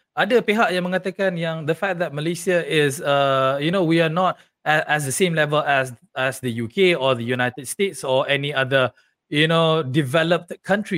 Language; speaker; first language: English; non-native, local second language; Malay